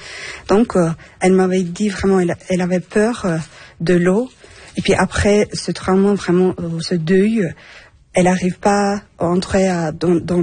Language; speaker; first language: French; non-native, fluent; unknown